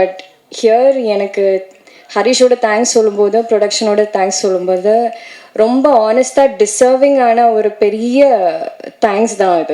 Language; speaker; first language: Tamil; non-native, learner; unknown